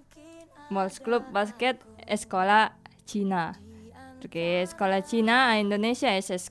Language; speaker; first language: Catalan; non-native, learner; Indonesian